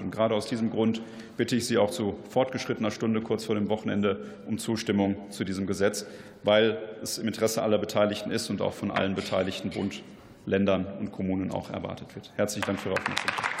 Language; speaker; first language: German; native; German